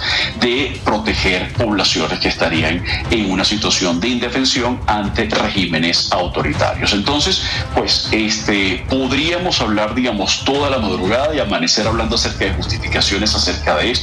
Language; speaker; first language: Spanish; native; Spanish